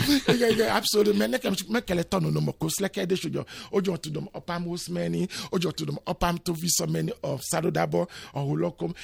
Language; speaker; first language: Hungarian; non-native, fluent; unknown